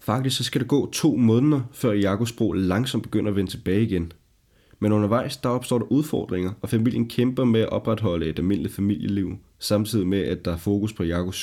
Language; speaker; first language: Danish; native; Danish